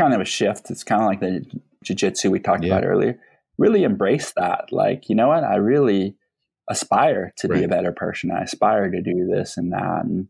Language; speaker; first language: English; native; English